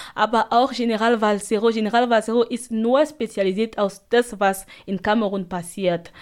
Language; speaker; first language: German; non-native, fluent; Basaa